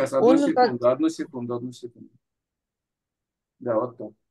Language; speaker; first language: Russian; native; Russian